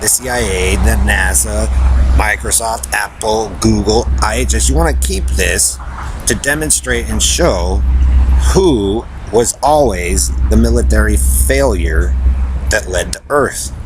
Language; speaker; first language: English; native; English